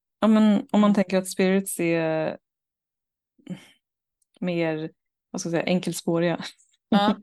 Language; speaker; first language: Swedish; native; Swedish